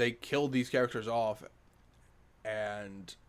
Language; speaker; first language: English; native; English